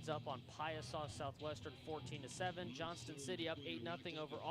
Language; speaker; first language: English; native; English